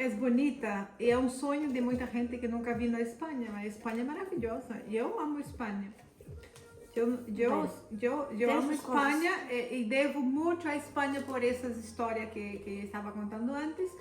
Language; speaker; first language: Spanish; non-native, fluent; Portuguese